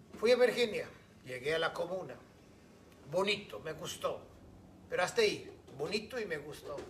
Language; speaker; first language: Spanish; non-native, fluent; English